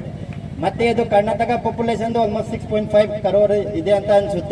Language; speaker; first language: Kannada; non-native, fluent; Manipuri